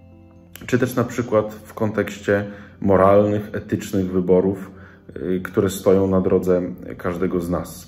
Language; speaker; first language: Polish; native; Polish